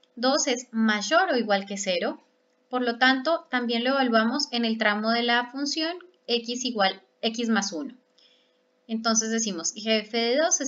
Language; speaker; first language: Spanish; native; Spanish